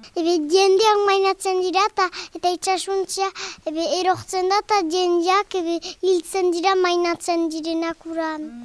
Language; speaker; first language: Basque; native; Basque